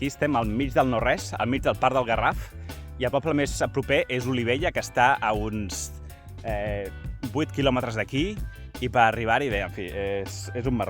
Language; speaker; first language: Catalan; native; Catalan